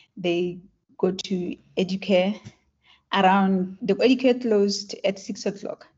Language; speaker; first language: English; non-native, local second language; Tswana